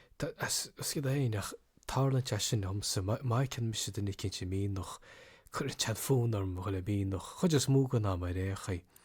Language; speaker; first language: Irish; native; Irish